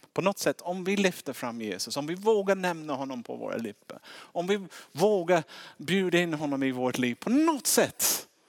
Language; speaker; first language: Swedish; non-native, fluent; English